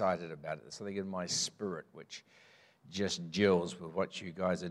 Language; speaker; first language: English; native; English